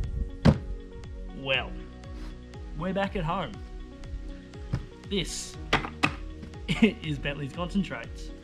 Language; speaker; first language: English; native; English